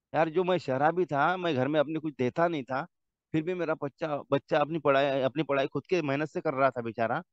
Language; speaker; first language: Hindi; non-native, local second language; Marathi